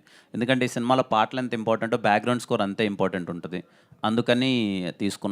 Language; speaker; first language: Telugu; native; Telugu